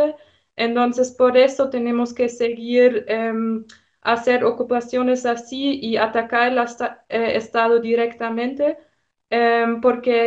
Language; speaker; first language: Spanish; non-native, fluent; German